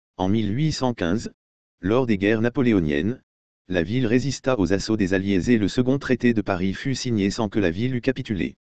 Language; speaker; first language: French; native; French